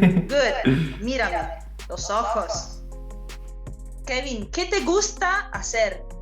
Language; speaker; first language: Spanish; non-native, fluent; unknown